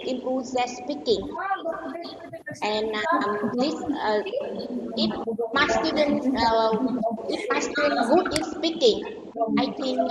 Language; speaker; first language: English; non-native, learner; Vietnamese